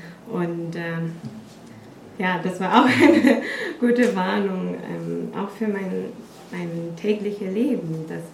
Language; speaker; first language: German; non-native, fluent; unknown